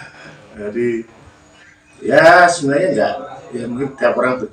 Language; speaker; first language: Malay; non-native, local second language; Javanese